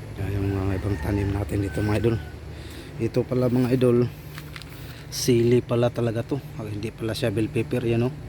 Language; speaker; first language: Filipino; non-native, local second language; Cebuano